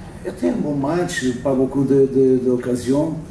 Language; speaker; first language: French; non-native, learner; Portuguese